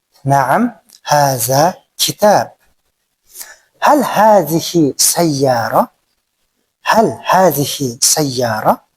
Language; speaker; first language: Arabic; non-native, fluent; Kyrgyz